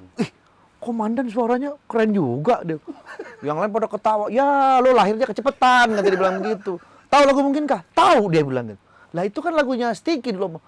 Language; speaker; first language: Indonesian; native; Indonesian